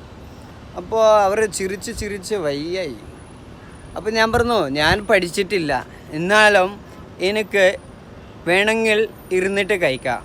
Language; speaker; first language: Malayalam; non-native, local second language; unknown